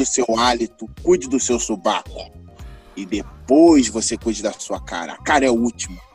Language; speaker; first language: Portuguese; native; Portuguese